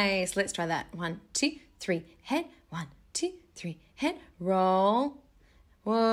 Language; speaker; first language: English; native; English